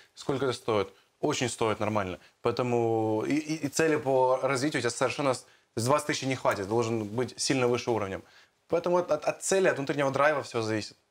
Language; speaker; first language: Russian; native; Russian